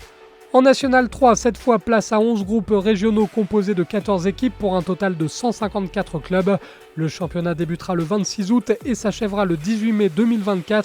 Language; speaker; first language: French; native; French